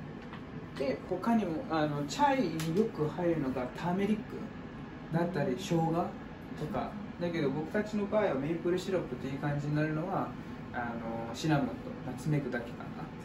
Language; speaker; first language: Japanese; non-native, fluent; English